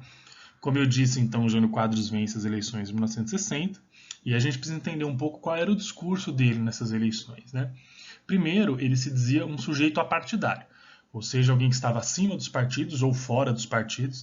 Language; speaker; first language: Portuguese; native; Portuguese